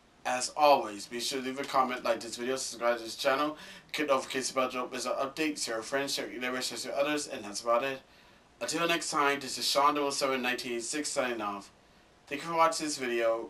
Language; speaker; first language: English; native; English